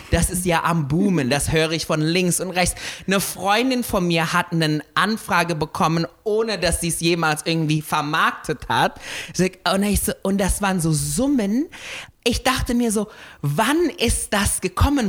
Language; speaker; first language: German; native; German